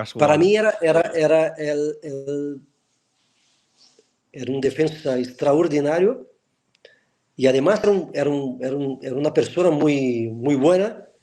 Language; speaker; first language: Spanish; non-native, fluent; Portuguese